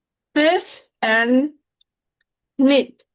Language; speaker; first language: English; non-native, learner; Vietnamese